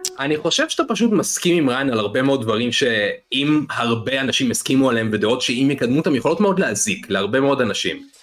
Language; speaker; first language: Hebrew; native; Hebrew